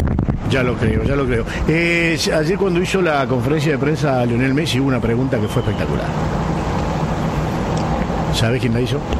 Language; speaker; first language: Spanish; native; Spanish